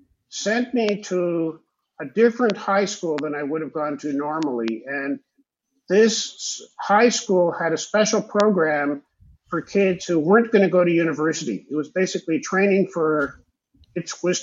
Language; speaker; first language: English; early bilingual, other home language; Hebrew